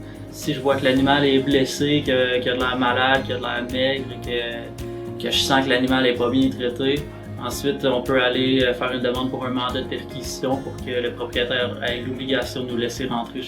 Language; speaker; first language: French; native; French